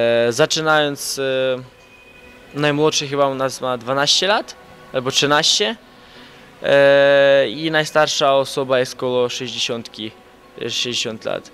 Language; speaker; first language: Polish; non-native, fluent; Ukrainian